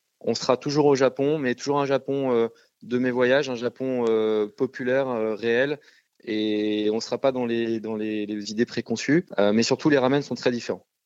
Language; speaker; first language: French; native; French